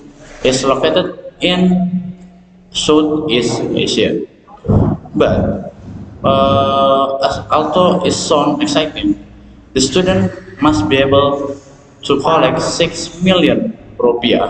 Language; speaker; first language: English; non-native, learner; Indonesian